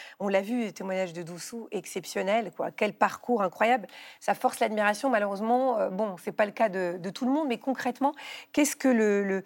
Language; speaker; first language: French; native; French